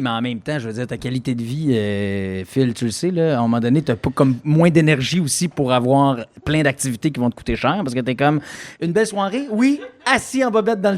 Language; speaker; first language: French; native; French